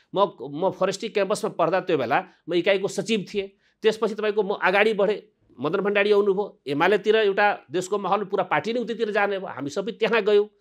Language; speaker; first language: Nepali; non-native, local second language; Maithili